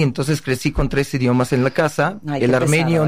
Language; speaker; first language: Spanish; non-native, fluent; Uzbek